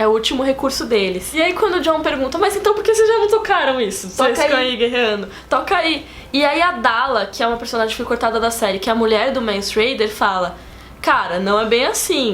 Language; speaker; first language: Portuguese; native; Portuguese